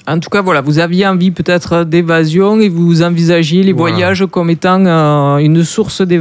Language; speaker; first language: French; native; French